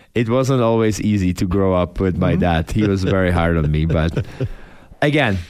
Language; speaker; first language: English; non-native, fluent; Czech